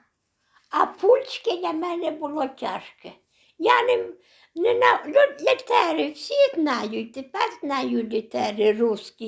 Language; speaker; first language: Polish; non-native, local second language; Belarusian